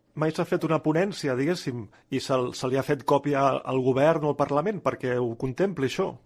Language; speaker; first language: Catalan; native; Catalan